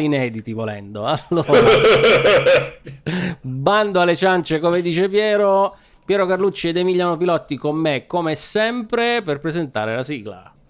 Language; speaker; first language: Italian; native; Italian